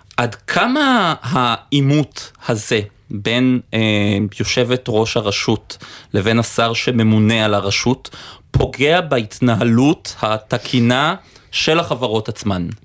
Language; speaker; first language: Hebrew; native; Hebrew